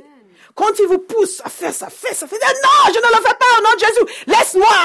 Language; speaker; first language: French; non-native, fluent; English